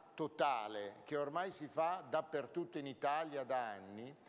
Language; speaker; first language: Italian; native; Italian